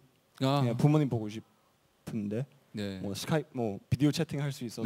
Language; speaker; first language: Korean; early bilingual, heritage; English